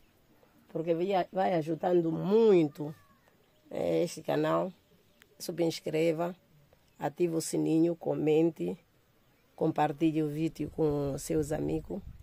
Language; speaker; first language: Portuguese; non-native, local second language; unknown